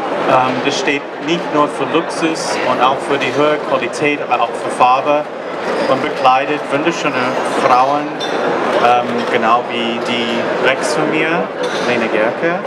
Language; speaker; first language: German; non-native, learner; English